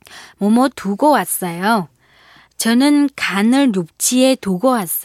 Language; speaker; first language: Korean; non-native, fluent; Vietnamese